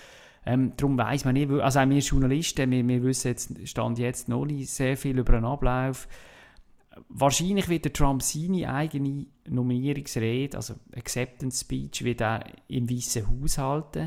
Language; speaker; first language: German; native; German